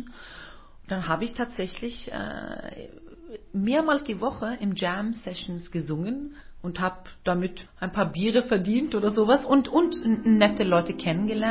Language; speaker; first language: German; non-native, fluent; Norwegian